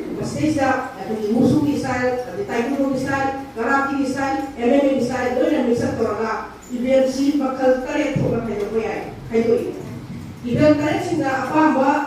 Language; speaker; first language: Manipuri; native; Manipuri